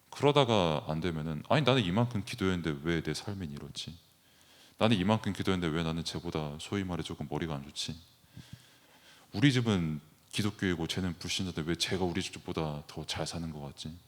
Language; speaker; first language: Korean; native; Korean